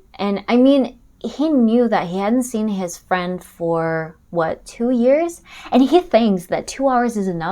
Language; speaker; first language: English; non-native, fluent; Russian